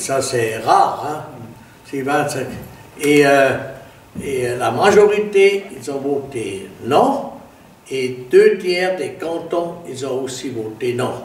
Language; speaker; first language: French; non-native, fluent; German